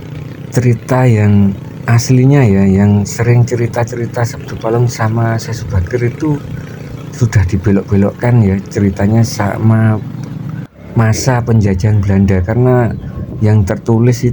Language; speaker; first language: Indonesian; non-native, local second language; Javanese